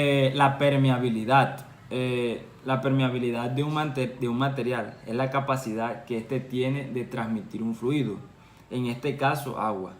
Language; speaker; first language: Spanish; native; Spanish